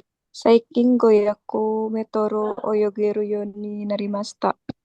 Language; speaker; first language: Japanese; non-native, learner; Indonesian